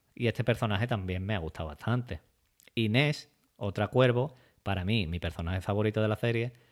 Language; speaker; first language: Spanish; native; Spanish